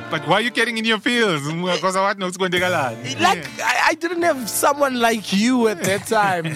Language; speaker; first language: English; non-native, local second language; Swati